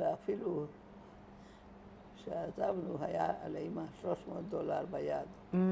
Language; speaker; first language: Hebrew; non-native, fluent; Hungarian